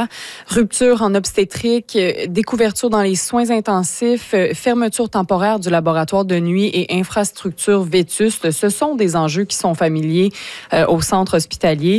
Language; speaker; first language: French; native; French